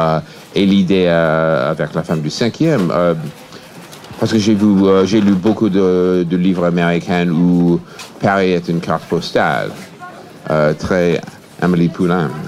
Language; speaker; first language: French; non-native, fluent; English